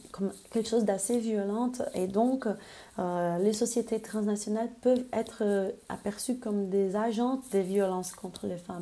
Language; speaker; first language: French; non-native, fluent; Spanish